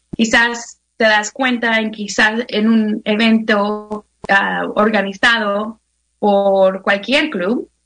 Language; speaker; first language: Spanish; native; Spanish